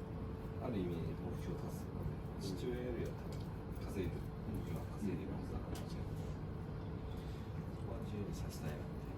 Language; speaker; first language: Japanese; native; Japanese